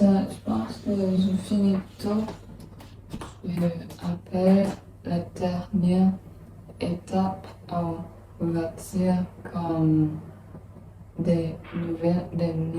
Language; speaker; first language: French; non-native, learner; English